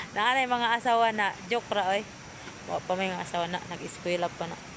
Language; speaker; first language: Cebuano; non-native, local second language; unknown